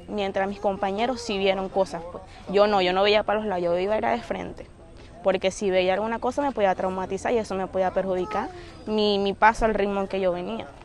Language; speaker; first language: Spanish; native; Spanish